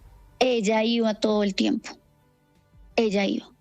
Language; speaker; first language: Spanish; native; Spanish